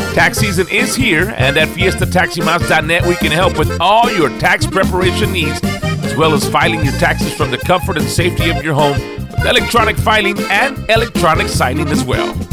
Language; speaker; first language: English; early bilingual, other home language; Spanish